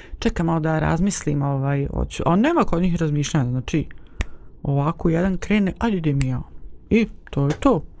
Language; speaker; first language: Bosnian; native; Bosnian